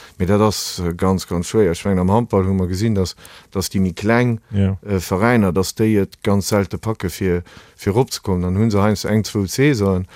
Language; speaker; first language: Luxembourgish; native; Luxembourgish